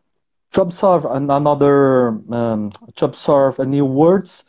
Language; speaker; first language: English; non-native, learner; Portuguese